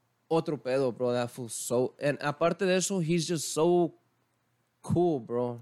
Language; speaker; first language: English; early bilingual, other home language; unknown